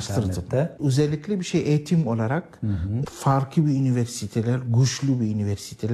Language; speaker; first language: Turkish; non-native, learner; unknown